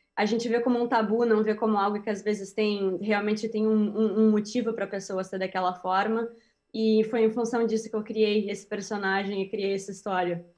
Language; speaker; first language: Portuguese; native; Portuguese